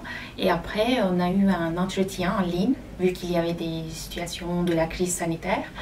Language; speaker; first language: French; non-native, fluent; Turkish